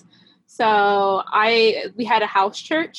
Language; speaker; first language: English; native; English